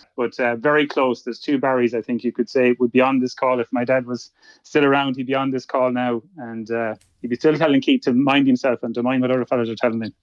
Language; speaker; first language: English; native; English